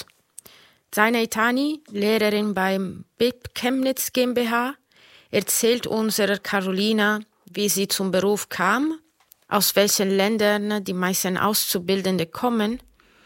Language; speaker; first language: German; non-native, fluent; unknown